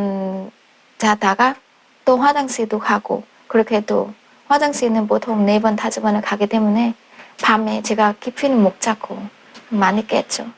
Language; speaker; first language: Korean; non-native, fluent; Vietnamese